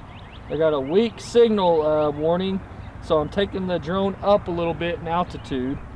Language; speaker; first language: English; native; English